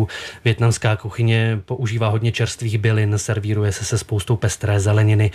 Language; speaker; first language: Czech; native; Czech